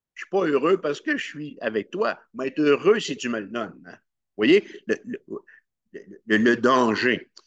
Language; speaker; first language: French; native; French